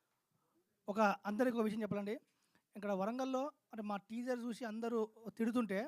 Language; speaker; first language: Telugu; native; Telugu